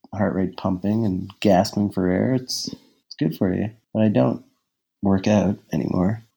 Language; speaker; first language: English; native; English